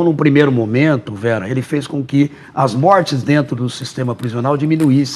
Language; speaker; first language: Portuguese; native; Portuguese